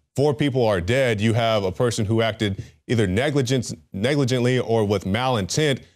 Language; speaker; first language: English; native; English